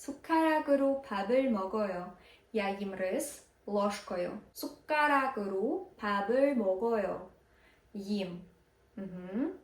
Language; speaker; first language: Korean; non-native, fluent; Ukrainian